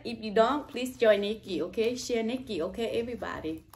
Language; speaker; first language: English; non-native, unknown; Thai